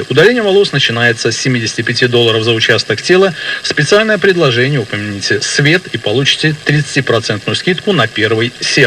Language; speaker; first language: Russian; native; Russian